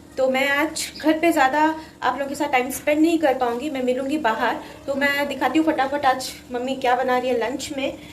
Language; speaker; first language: Hindi; non-native, local second language; Bangla